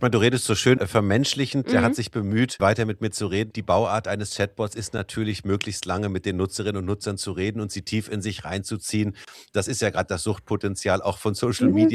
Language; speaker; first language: German; native; German